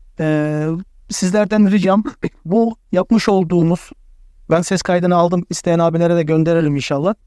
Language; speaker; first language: Turkish; native; Turkish